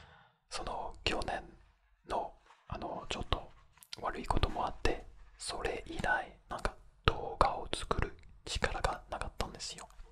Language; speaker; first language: Japanese; non-native, fluent; French